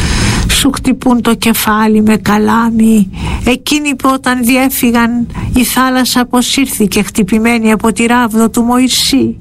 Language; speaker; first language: Greek; native; Greek